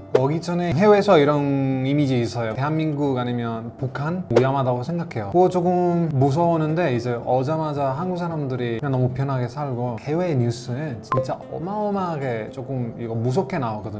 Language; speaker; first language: Korean; non-native, fluent; Spanish